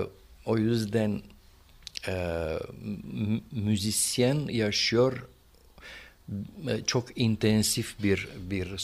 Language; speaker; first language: Turkish; non-native, fluent; Romanian